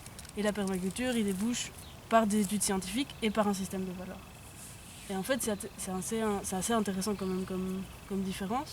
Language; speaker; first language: French; native; French